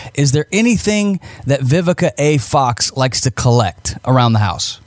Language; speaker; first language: English; native; English